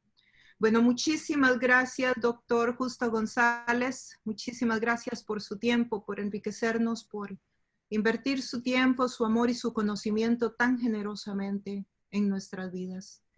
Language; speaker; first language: Spanish; native; Spanish